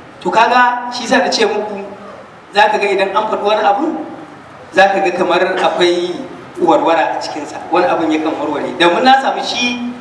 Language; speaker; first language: Hausa; native; Hausa